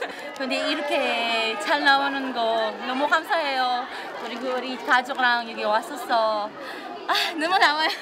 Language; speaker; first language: Korean; non-native, learner; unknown